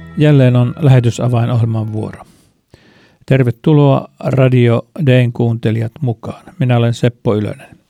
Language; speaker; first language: Finnish; native; Finnish